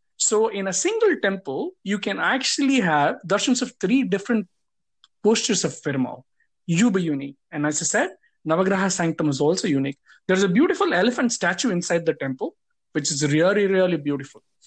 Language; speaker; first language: English; non-native, local second language; Tamil